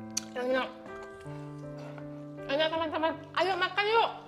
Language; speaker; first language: Indonesian; native; Indonesian